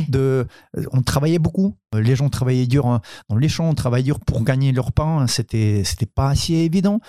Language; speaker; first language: French; non-native, fluent; Ukrainian